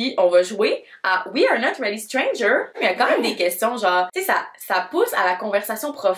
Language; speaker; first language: French; native; French